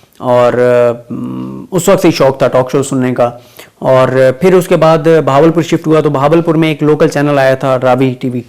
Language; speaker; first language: Urdu; non-native, local second language; Saraiki